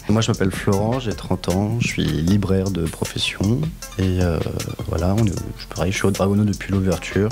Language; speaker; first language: French; native; French